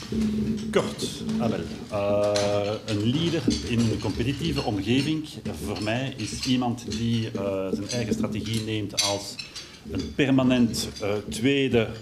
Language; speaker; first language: Dutch; non-native, local second language; French